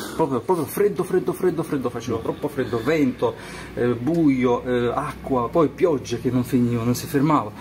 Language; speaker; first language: Italian; non-native, learner; Ukrainian